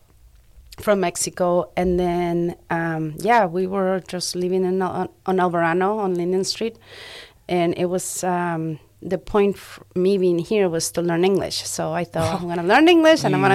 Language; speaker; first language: English; non-native, fluent; Spanish